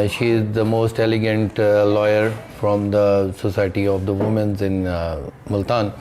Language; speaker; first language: English; non-native, local second language; Urdu